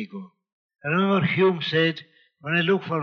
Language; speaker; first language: English; non-native, fluent; Spanish